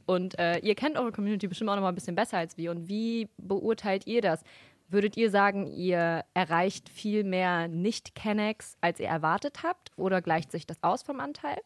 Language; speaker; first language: German; native; German